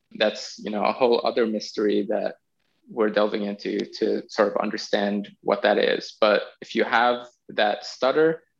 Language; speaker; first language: English; non-native, fluent; Arabic